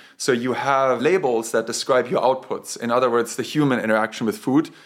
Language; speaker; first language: English; non-native, fluent; German